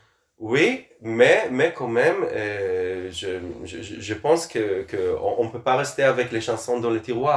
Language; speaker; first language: French; non-native, fluent; Hebrew